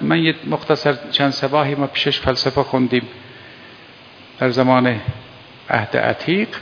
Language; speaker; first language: Persian; native; Persian